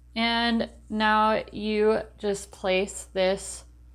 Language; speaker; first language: English; native; English